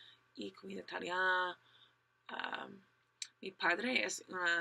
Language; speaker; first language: Spanish; non-native, learner; English